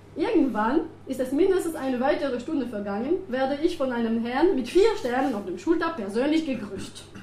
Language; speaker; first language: German; non-native, fluent; French